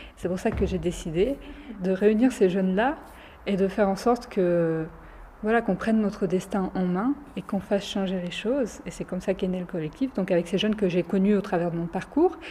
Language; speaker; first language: French; early bilingual, other home language; Romany